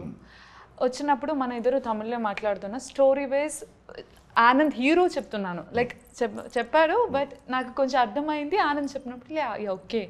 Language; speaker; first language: Telugu; non-native, learner; Malayalam